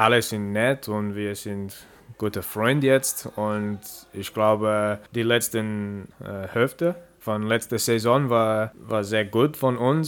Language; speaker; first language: German; non-native, learner; English